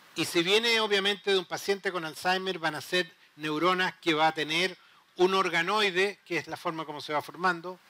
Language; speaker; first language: Spanish; native; Spanish